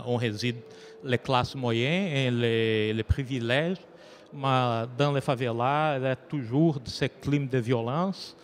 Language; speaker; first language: French; non-native, learner; Portuguese